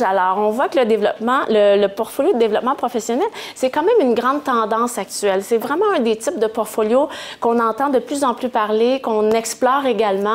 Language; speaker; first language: French; native; French